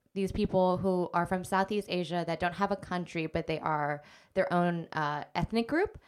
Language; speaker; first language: English; native; English